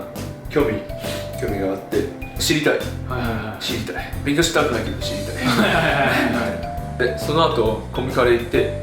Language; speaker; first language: Japanese; non-native, fluent; Chinese